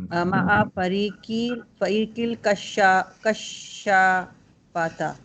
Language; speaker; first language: Arabic; non-native, learner; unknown